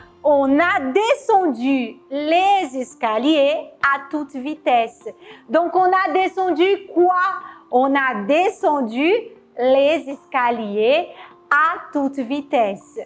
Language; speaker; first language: French; non-native, fluent; Portuguese